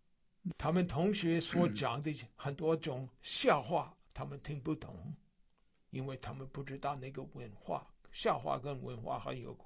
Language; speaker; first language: Chinese; non-native, fluent; English